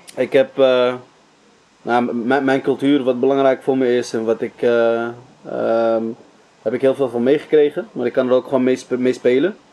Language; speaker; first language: Dutch; early bilingual, other home language; Arabic